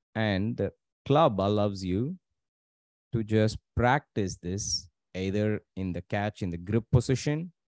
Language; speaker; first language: English; non-native, local second language; Tamil